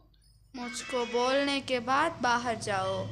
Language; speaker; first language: Hindi; non-native, learner; Tamil